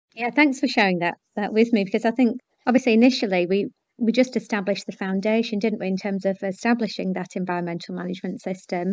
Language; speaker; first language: English; native; English